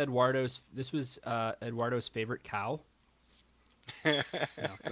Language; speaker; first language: English; native; English